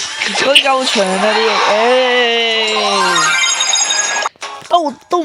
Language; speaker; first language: Chinese; early bilingual, heritage; Cantonese